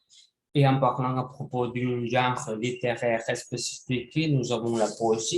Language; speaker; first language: French; non-native, learner; Spanish